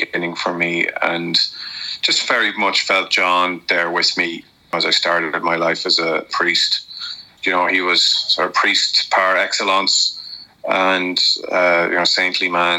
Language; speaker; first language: English; native; English